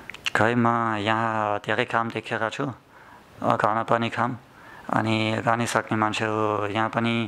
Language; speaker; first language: Nepali; non-native, learner; German